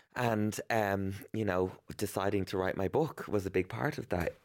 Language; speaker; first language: English; native; English